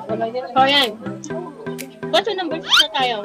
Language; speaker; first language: Filipino; native; Filipino